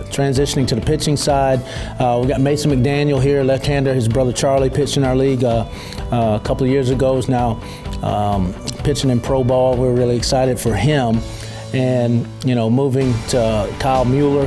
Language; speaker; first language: English; native; English